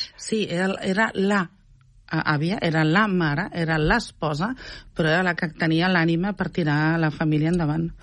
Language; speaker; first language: Catalan; native; Catalan